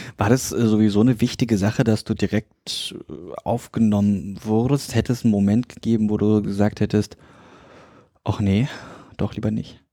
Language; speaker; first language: German; native; German